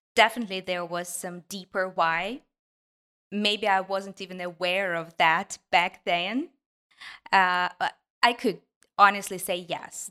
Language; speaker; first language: English; non-native, fluent; Ukrainian